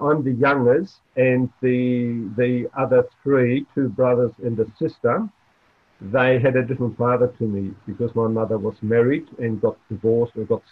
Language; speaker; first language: English; non-native, fluent; German